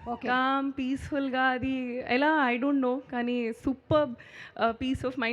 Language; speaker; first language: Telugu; non-native, learner; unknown